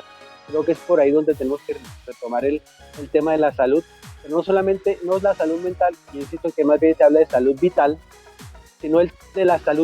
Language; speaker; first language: Spanish; native; Spanish